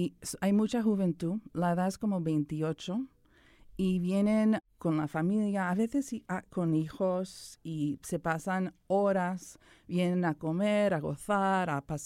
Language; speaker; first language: Spanish; early bilingual, other home language; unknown